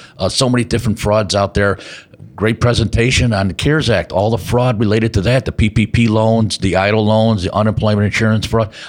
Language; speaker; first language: English; native; English